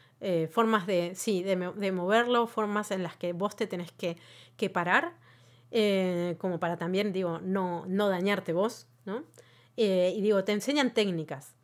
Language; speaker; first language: Spanish; native; Spanish